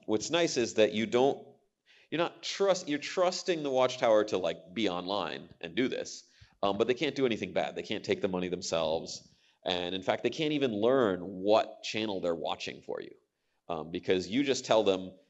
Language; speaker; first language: English; native; English